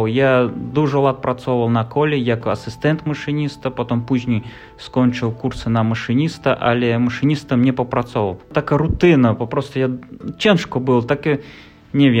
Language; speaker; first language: Polish; non-native, learner; Russian